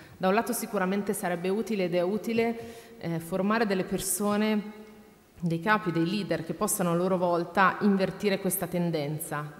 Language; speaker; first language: Italian; native; Italian